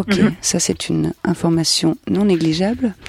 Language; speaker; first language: French; native; French